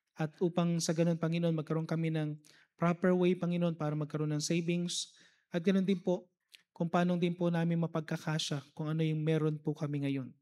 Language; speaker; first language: Filipino; native; Filipino